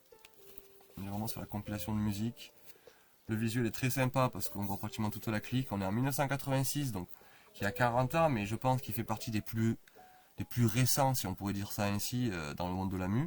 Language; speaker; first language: French; native; French